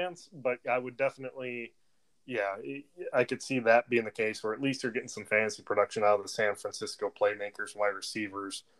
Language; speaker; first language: English; native; English